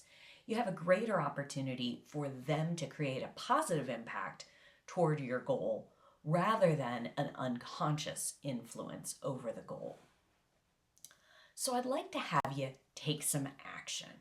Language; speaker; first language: English; native; English